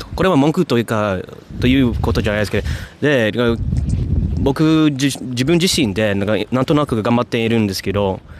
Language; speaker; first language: Japanese; non-native, fluent; English